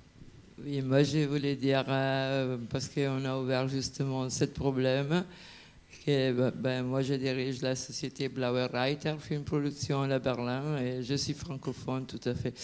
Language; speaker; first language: French; non-native, fluent; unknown